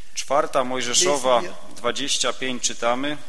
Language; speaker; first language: Polish; native; Polish